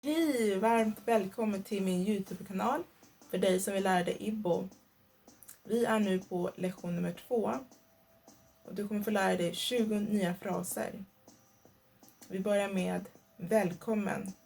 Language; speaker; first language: Swedish; non-native, fluent; Igbo